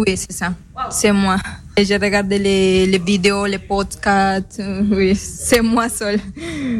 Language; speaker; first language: French; non-native, learner; Spanish